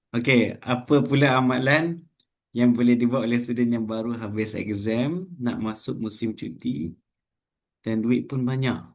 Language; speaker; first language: Malay; native; Malay